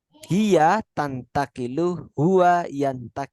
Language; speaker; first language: Arabic; non-native, fluent; Indonesian